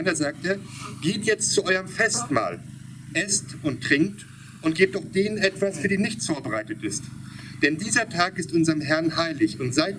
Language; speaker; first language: German; native; German